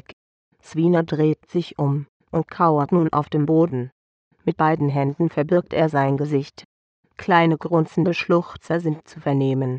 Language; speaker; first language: German; native; German